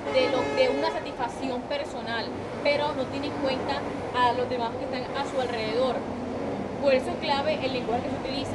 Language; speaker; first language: Spanish; native; Spanish